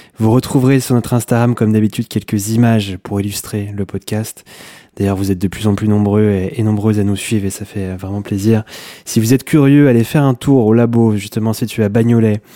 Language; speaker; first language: French; native; French